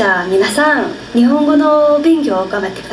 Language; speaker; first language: Japanese; non-native, learner; English